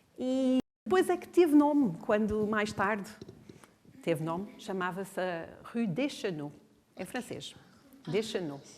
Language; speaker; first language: Portuguese; non-native, fluent; English